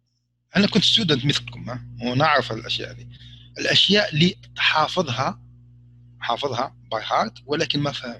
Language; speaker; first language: Arabic; native; Arabic